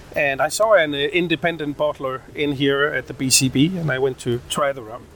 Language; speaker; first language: English; non-native, fluent; Danish